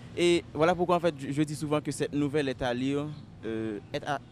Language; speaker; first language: French; native; French